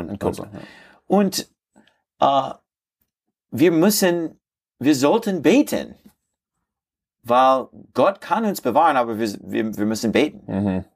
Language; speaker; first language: German; non-native, learner; English